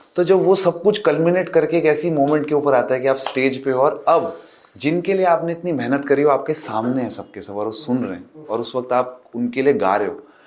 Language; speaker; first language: Hindi; native; Hindi